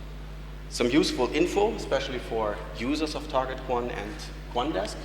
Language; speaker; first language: English; non-native, fluent; German